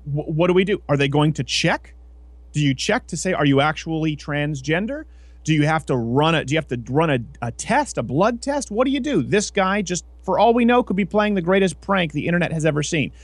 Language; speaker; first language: English; native; English